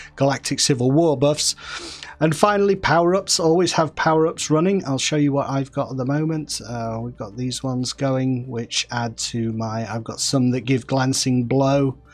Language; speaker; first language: English; native; English